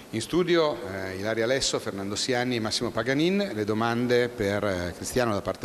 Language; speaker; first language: Italian; native; Italian